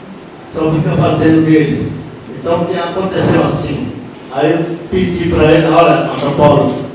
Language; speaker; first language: Portuguese; non-native, local second language; Yanomámi